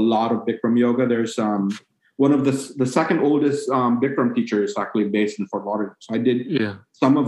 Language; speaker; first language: English; non-native, local second language; Cebuano